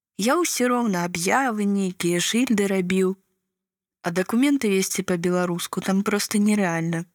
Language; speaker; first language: Belarusian; native; Belarusian